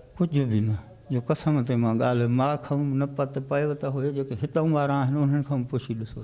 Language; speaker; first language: Sindhi; native; Sindhi